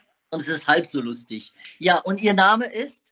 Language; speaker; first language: German; native; German